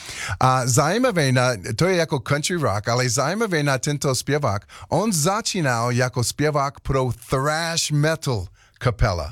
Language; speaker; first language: Czech; non-native, learner; English